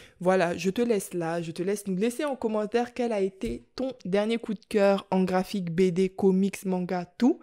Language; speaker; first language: French; native; French